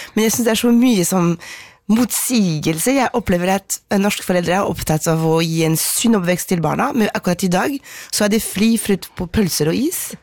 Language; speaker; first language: Norwegian; non-native, fluent; French